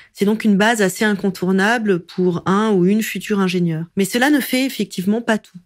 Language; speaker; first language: French; native; French